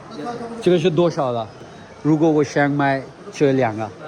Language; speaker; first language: Chinese; non-native, learner; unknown